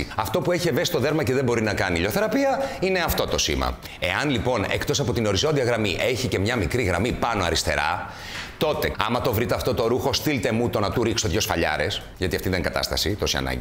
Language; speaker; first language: Greek; native; Greek